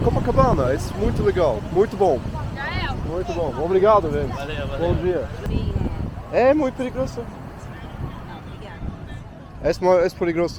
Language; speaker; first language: Portuguese; non-native, learner; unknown